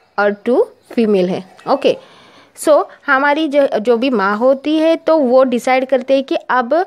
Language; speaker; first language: Hindi; non-native, local second language; Marathi